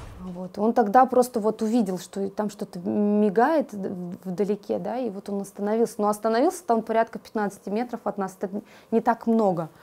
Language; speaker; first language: Russian; native; Russian